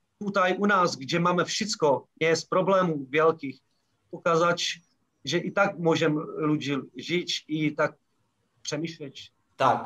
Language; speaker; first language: Polish; non-native, learner; Czech